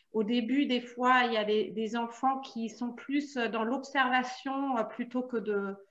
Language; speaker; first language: French; non-native, fluent; German